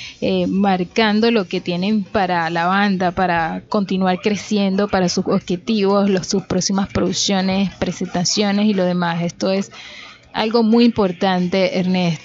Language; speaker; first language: Spanish; native; Spanish